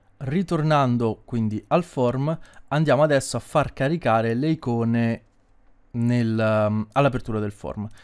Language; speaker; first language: Italian; native; Italian